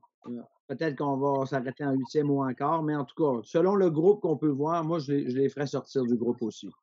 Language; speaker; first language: French; native; French